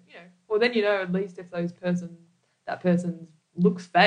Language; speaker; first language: English; native; English